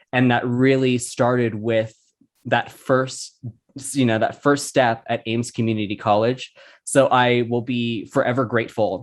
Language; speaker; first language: English; native; English